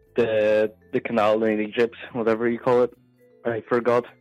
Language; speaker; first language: English; non-native, fluent; Polish